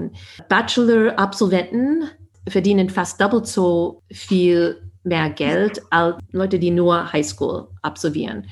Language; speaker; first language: German; non-native, fluent; English